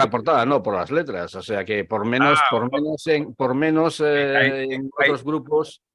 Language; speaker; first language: Spanish; native; Spanish